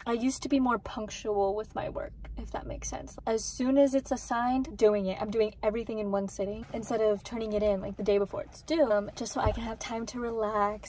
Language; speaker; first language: English; native; English